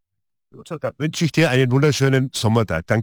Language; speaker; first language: German; native; German